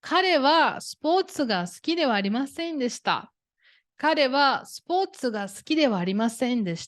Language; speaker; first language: Japanese; non-native, fluent; Portuguese